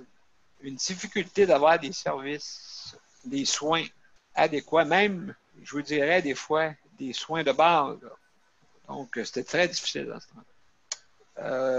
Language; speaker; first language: French; native; French